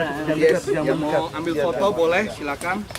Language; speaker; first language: Indonesian; native; Indonesian